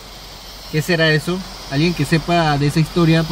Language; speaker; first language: Spanish; native; Spanish